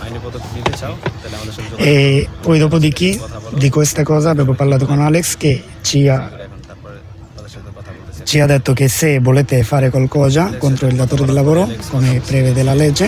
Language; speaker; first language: Italian; non-native, learner; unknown